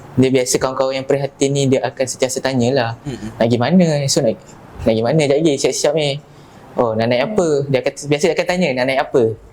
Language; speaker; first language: Malay; native; Malay